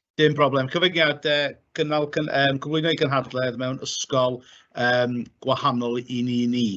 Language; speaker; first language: Welsh; native; Welsh